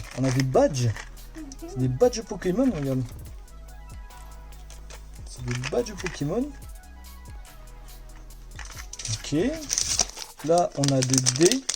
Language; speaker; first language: French; native; French